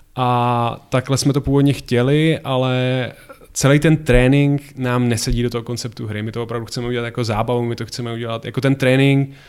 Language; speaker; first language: Czech; native; Czech